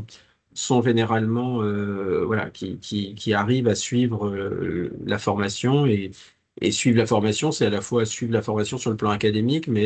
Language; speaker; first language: French; native; French